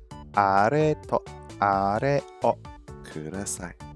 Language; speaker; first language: Japanese; non-native, learner; English